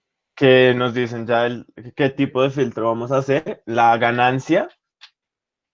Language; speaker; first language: Spanish; native; Spanish